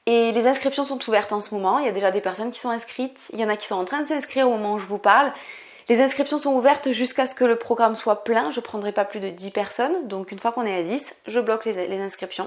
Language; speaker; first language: French; native; French